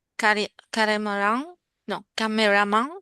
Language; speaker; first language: French; non-native, learner; Spanish